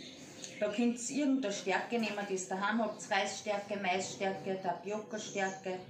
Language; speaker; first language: German; native; German